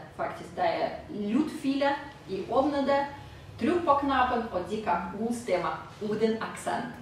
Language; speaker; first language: Danish; non-native, fluent; Russian